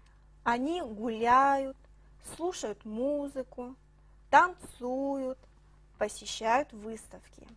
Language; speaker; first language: Russian; non-native, fluent; Chinese